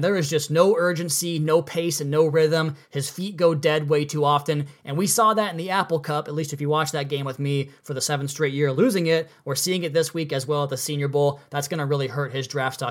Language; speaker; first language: English; native; English